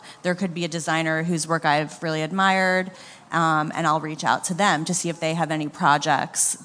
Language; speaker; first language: English; native; English